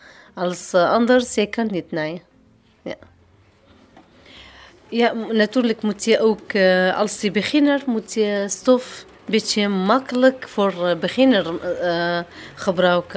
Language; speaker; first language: Dutch; non-native, learner; Arabic